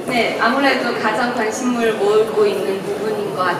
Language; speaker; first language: Korean; non-native, fluent; Chinese